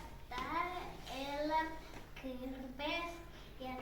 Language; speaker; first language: Estonian; non-native, local second language; Russian